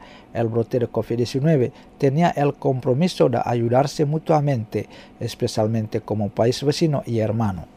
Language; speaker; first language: Spanish; non-native, fluent; Indonesian